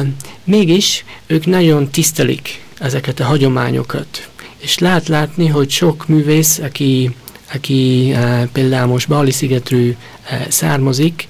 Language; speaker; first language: Hungarian; early bilingual, heritage; Hungarian